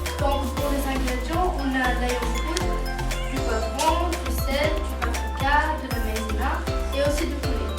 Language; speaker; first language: French; non-native, learner; Arabic